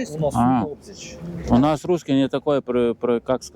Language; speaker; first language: Russian; non-native, learner; Lithuanian